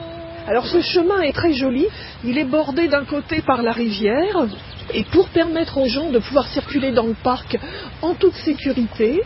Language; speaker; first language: French; native; French